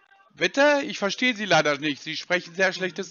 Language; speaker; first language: German; native; German